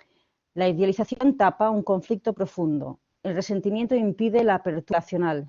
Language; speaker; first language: Spanish; native; Spanish